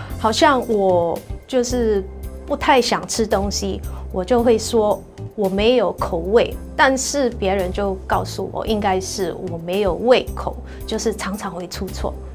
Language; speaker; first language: Chinese; non-native, fluent; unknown